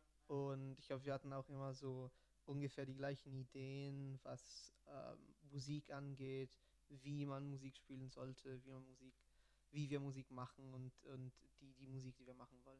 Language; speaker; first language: German; non-native, fluent; Italian